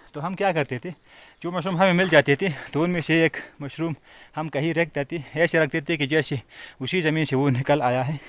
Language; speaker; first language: Hindi; non-native, fluent; Pashto